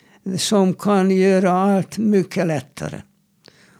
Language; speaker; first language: Swedish; non-native, fluent; Hungarian